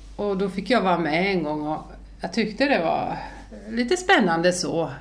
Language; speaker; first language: Swedish; early bilingual, other home language; Finnish